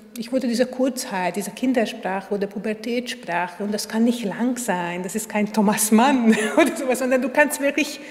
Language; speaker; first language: German; non-native, fluent; Hungarian